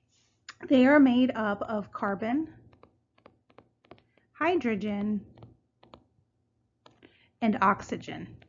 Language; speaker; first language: English; native; English